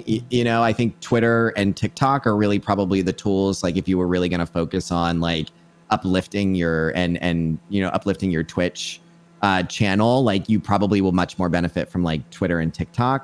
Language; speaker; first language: English; non-native, fluent; French